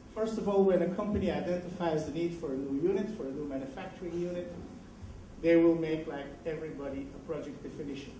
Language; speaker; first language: English; non-native, fluent; Dutch